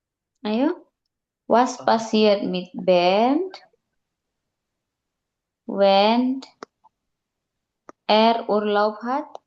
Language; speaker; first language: German; non-native, learner; Indonesian